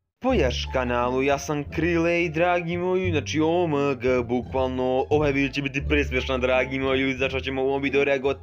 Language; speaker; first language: Serbian; native; Serbian